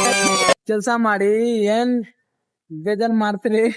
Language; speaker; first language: Kannada; non-native, learner; Hindi